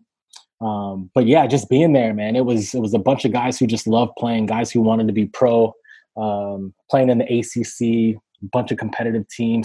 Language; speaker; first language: English; native; English